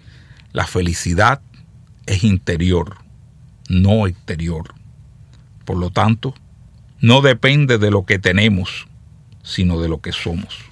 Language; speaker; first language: Spanish; native; Spanish